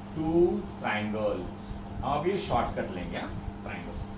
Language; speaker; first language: Hindi; non-native, local second language; Marathi